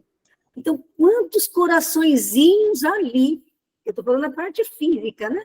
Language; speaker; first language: Portuguese; native; Portuguese